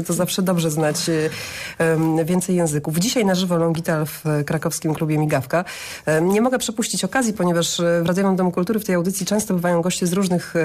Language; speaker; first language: Polish; native; Polish